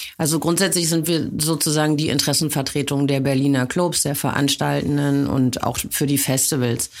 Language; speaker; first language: German; native; German